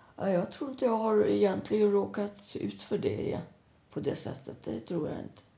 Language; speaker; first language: Swedish; native; Swedish